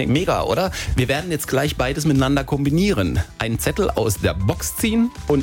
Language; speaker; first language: German; native; German